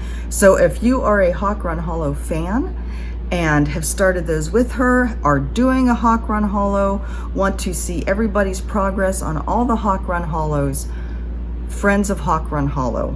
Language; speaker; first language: English; native; English